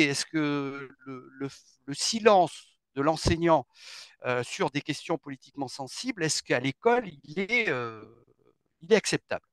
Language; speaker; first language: French; native; French